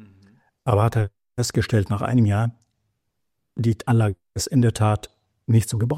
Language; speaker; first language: German; native; German